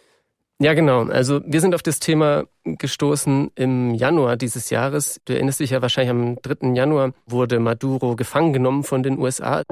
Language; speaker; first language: German; native; German